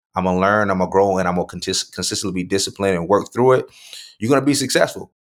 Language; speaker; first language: English; native; English